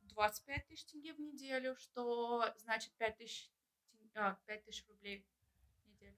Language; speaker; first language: Russian; native; Russian